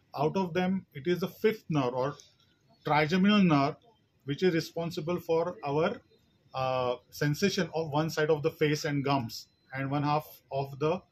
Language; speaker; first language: English; non-native, local second language; Marathi